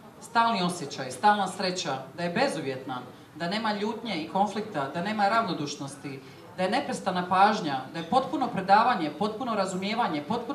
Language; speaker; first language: Croatian; native; Croatian